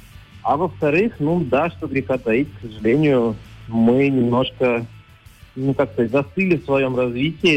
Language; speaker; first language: Russian; native; Russian